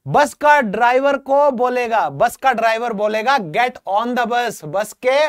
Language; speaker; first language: Hindi; native; Hindi